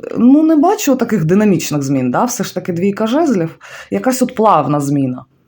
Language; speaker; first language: Ukrainian; non-native, local second language; Russian